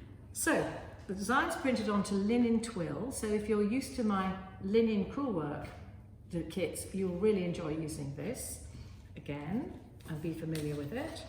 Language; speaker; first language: English; native; English